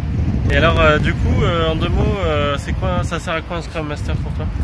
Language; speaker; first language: French; native; French